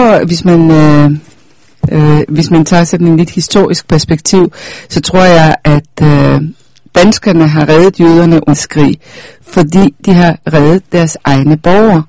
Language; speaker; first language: Danish; non-native, fluent; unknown